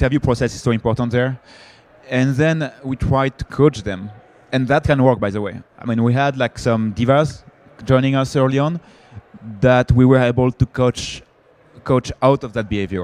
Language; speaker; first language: English; non-native, fluent; French